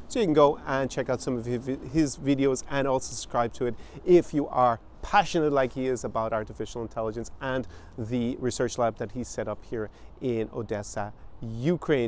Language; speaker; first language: English; native; English